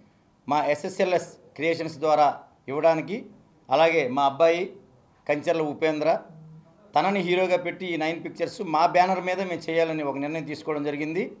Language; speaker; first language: Telugu; native; Telugu